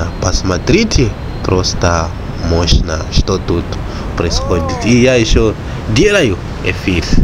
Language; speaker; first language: Russian; non-native, fluent; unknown